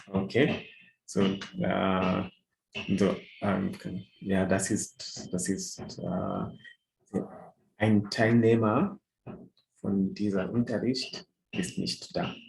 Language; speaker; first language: German; non-native, fluent; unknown